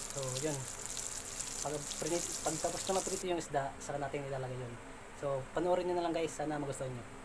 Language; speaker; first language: Filipino; non-native, local second language; Bikol